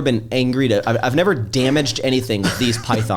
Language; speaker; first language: English; native; English